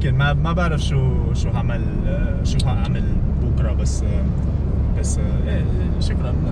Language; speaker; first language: Arabic; non-native, learner; English